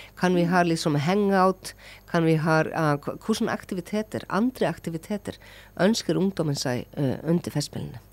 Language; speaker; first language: Norwegian; non-native, fluent; Icelandic